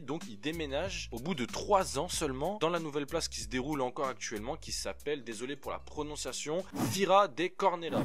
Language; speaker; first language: French; native; French